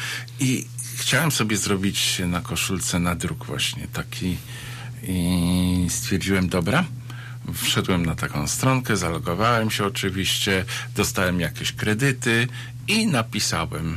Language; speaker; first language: Polish; native; Polish